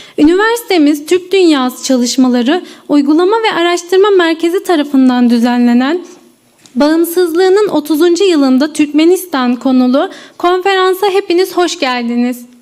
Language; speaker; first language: Turkish; native; Turkish